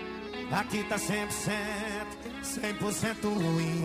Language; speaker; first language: Portuguese; native; Portuguese